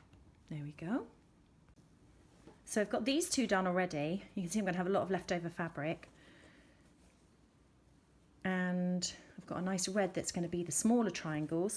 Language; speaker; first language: English; native; English